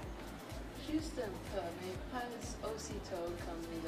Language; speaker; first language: French; non-native, learner; English